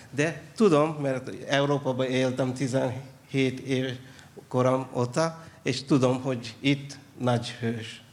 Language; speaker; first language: Hungarian; non-native, fluent; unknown